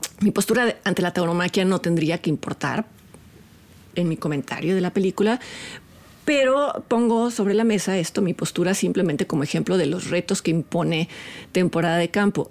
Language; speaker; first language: Spanish; native; Spanish